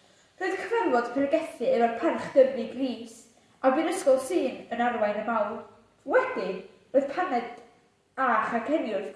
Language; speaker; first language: Welsh; native; Welsh